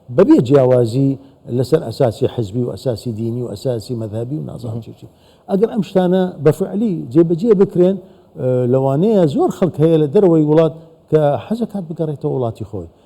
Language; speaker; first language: Central Kurdish; non-native, local second language; Assyrian Neo-Aramaic